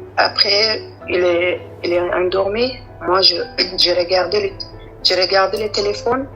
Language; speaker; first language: French; non-native, learner; Arabic